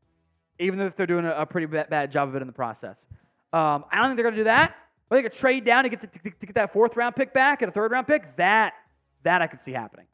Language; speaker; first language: English; native; English